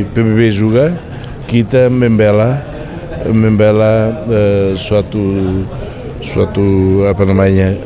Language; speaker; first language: Indonesian; non-native, fluent; Tetum